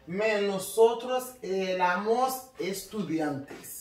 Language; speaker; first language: Spanish; non-native, learner; Haitian Creole